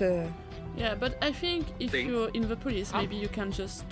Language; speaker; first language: English; non-native, fluent; French